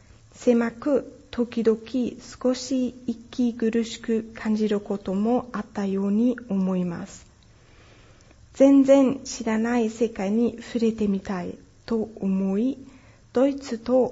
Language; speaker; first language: Japanese; non-native, fluent; German